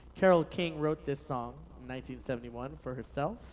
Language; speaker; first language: English; native; English